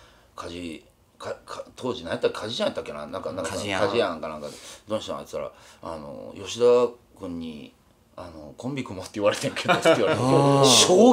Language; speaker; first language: Japanese; native; Japanese